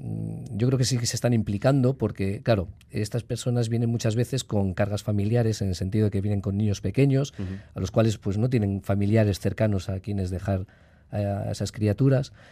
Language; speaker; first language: Spanish; native; Spanish